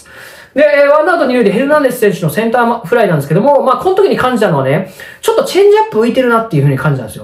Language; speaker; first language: Japanese; native; Japanese